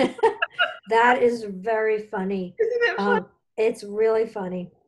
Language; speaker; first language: English; native; English